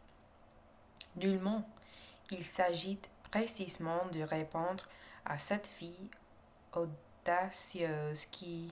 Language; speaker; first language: French; non-native, learner; English